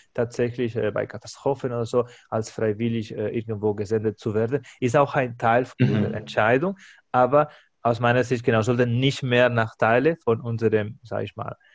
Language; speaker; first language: German; non-native, fluent; Spanish